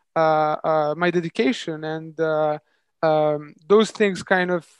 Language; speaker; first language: English; non-native, fluent; Serbian